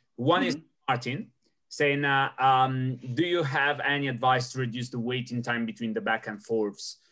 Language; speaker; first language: English; non-native, fluent; Italian